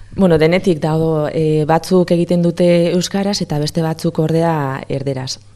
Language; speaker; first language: Basque; non-native, local second language; Spanish